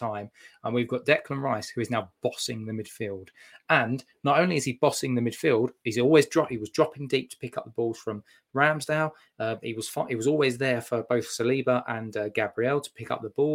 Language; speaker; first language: English; native; English